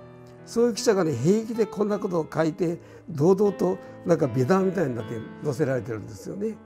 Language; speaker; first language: Japanese; native; Japanese